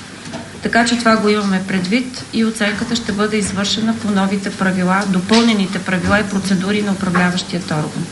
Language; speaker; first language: Bulgarian; native; Bulgarian